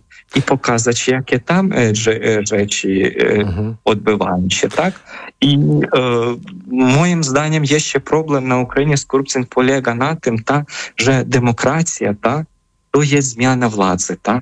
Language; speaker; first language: Polish; non-native, fluent; Ukrainian